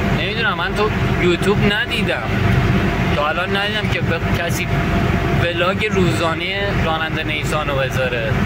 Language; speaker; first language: Persian; non-native, local second language; Azerbaijani